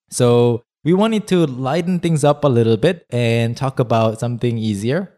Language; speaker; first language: English; non-native, fluent; Korean